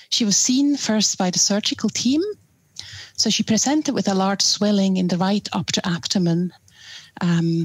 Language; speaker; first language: English; non-native, fluent; German